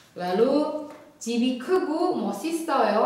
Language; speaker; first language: Korean; non-native, fluent; Indonesian